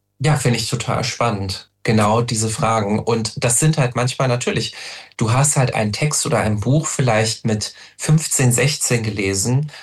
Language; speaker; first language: German; native; German